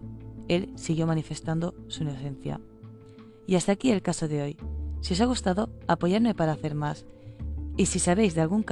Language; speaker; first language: Spanish; native; Spanish